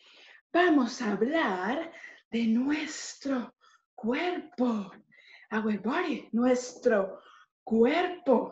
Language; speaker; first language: Spanish; non-native, fluent; English